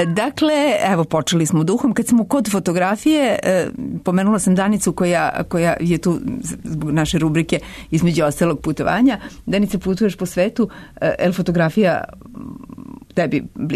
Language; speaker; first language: Serbian; native; Serbian